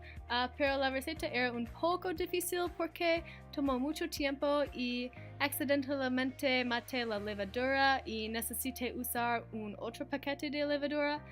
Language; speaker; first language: Spanish; non-native, learner; English